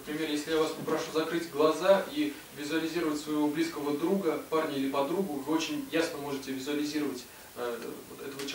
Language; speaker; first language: Russian; native; Russian